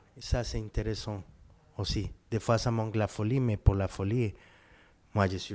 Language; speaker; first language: French; non-native, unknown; Spanish